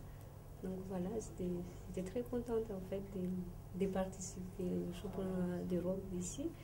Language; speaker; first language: French; non-native, local second language; Malagasy